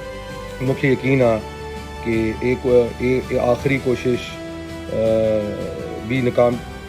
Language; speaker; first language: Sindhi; non-native, local second language; Urdu